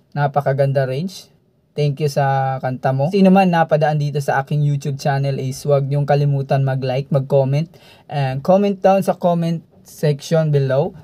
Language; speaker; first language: Filipino; non-native, local second language; Cebuano